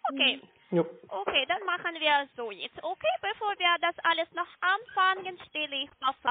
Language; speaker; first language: German; non-native, learner; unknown